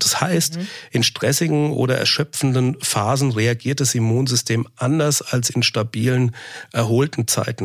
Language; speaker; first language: German; native; German